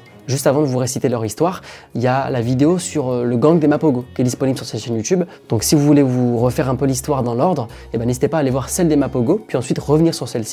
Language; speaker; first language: French; native; French